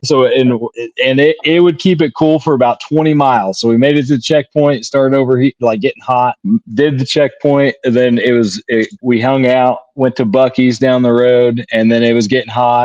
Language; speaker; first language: English; native; English